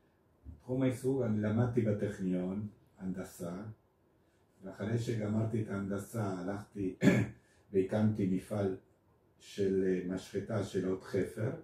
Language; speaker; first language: Hebrew; non-native, fluent; Spanish